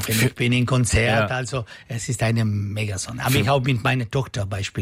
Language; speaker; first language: German; non-native, learner; Italian